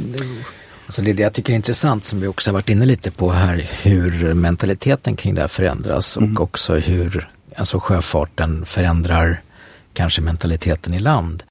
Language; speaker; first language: Swedish; native; Swedish